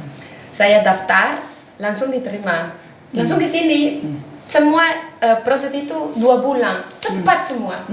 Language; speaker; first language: Indonesian; non-native, fluent; Spanish